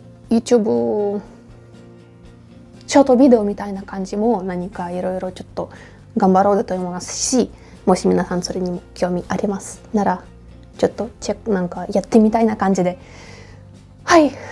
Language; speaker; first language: Japanese; non-native, fluent; Norwegian